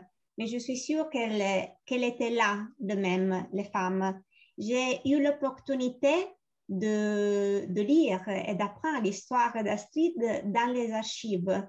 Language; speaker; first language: French; non-native, fluent; Italian